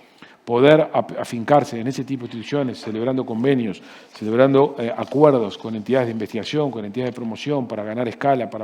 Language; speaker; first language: Spanish; native; Spanish